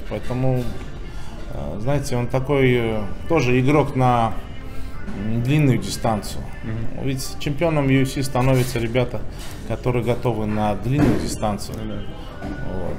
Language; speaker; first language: Russian; native; Russian